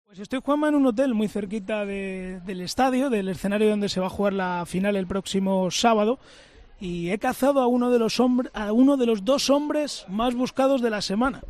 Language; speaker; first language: Spanish; native; Spanish